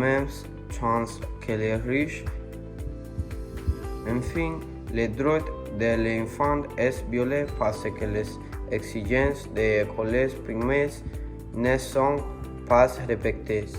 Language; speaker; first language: French; non-native, learner; Spanish